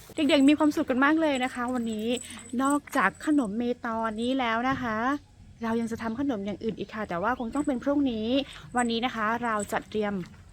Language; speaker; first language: Thai; non-native, local second language; S'gaw Karen